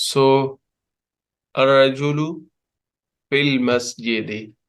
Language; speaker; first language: Arabic; non-native, fluent; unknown